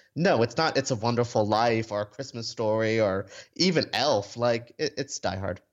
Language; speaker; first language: English; native; English